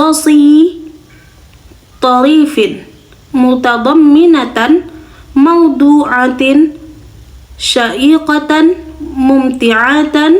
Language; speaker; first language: Arabic; non-native, learner; Indonesian